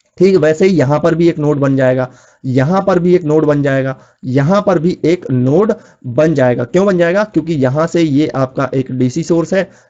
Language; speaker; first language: Hindi; native; Hindi